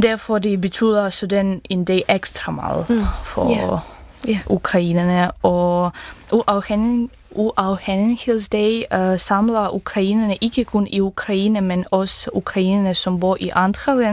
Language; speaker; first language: Danish; non-native, learner; Ukrainian